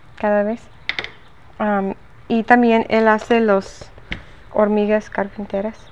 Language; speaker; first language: Spanish; non-native, learner; English